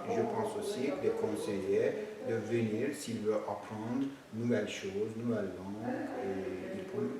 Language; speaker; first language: French; non-native, fluent; Turkish